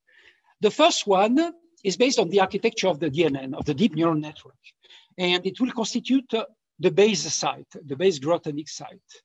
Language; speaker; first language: English; non-native, fluent; French